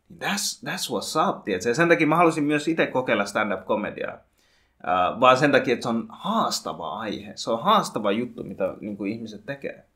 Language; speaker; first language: Finnish; early bilingual, other home language; Bangla